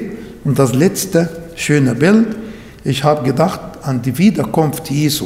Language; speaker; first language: German; non-native, fluent; Arabic